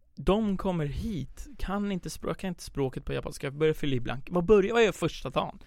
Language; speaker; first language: Swedish; early bilingual, other home language; Persian